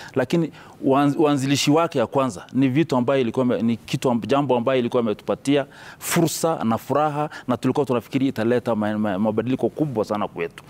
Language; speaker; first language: Swahili; non-native, local second language; Somali